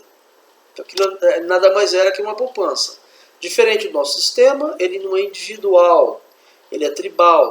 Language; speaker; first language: Portuguese; native; Portuguese